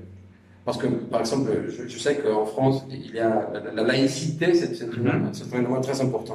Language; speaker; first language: French; non-native, fluent; Spanish